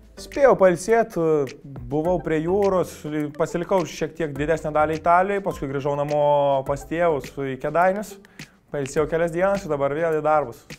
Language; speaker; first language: Lithuanian; native; Lithuanian